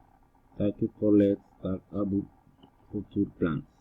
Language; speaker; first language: English; non-native, learner; Spanish